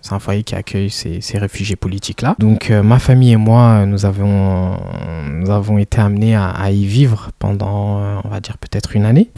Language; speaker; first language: French; early bilingual, other home language; Kinyarwanda